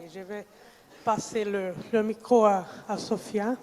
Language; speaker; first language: French; non-native, fluent; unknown